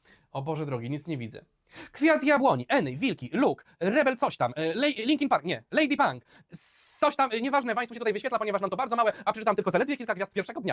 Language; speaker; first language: Polish; native; Polish